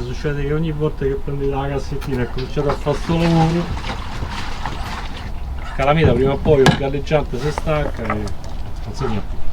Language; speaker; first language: Italian; native; Italian